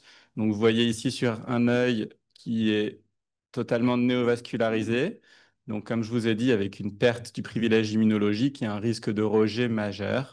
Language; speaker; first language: French; native; French